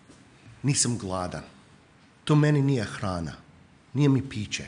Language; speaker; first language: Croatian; non-native, fluent; English